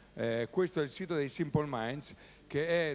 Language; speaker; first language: Italian; native; Italian